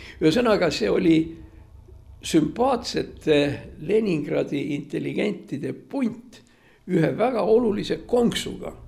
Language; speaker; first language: Estonian; non-native, local second language; Russian